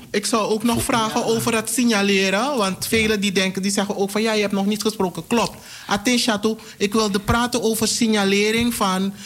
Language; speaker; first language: Dutch; native; Dutch